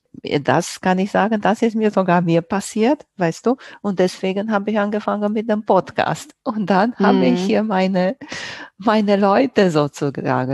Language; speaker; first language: German; non-native, fluent; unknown